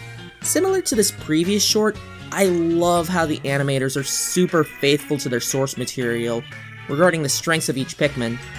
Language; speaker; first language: English; native; English